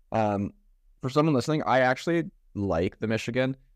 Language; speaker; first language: English; native; English